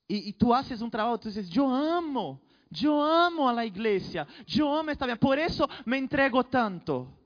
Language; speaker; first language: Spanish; non-native, fluent; Portuguese